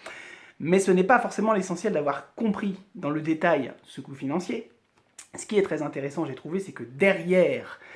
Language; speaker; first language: French; native; French